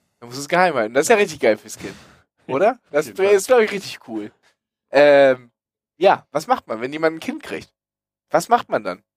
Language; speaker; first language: German; native; German